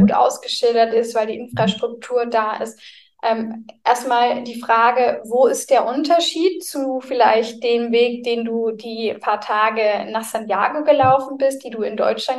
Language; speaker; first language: German; native; German